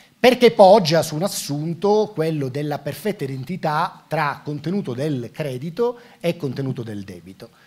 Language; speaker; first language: Italian; native; Italian